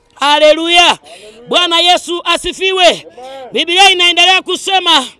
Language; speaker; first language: Swahili; non-native, local second language; Luyia